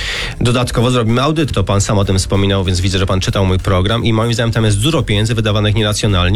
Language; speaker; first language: Polish; native; Polish